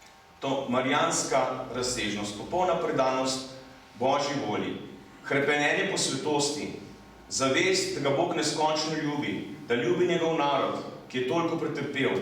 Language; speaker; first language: Slovenian; native; Slovenian